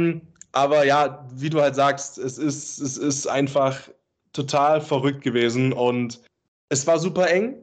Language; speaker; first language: German; native; German